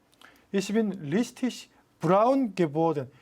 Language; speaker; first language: German; non-native, fluent; Korean